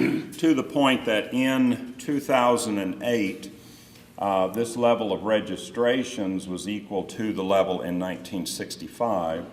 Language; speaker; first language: English; native; English